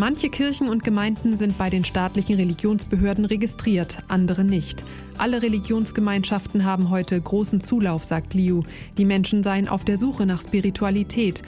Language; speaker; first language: German; native; German